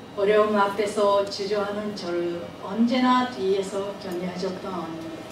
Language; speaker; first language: Korean; non-native, fluent; Japanese